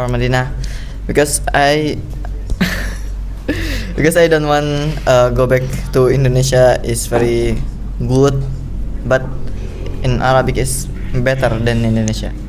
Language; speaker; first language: English; non-native, learner; Indonesian